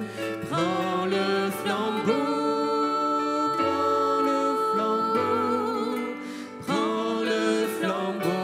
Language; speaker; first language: French; native; French